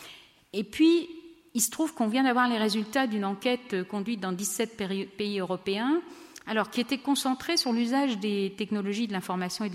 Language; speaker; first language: French; native; French